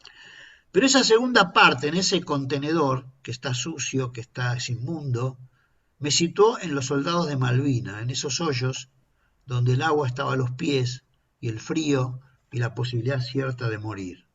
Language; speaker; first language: Spanish; native; Spanish